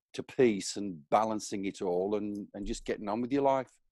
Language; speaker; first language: English; native; English